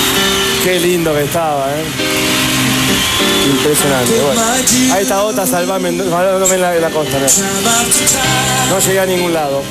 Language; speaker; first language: Spanish; native; Spanish